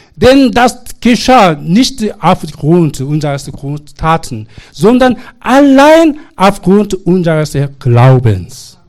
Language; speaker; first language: German; non-native, learner; Korean